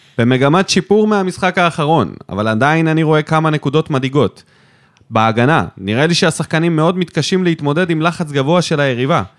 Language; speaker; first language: Hebrew; native; Hebrew